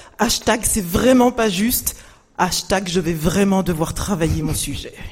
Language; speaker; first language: French; native; French